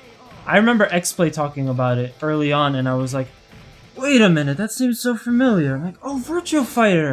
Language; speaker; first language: English; native; English